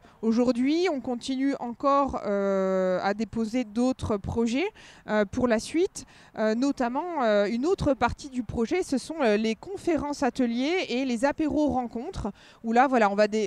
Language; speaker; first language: French; native; French